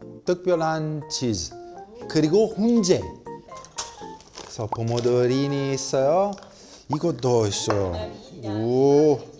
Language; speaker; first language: Korean; non-native, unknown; Italian